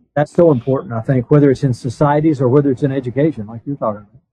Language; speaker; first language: English; native; English